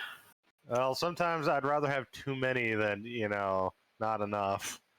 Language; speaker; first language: English; native; English